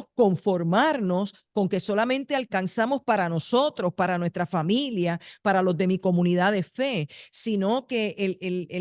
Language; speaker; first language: Spanish; native; Spanish